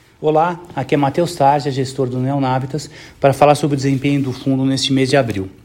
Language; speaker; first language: Portuguese; native; Portuguese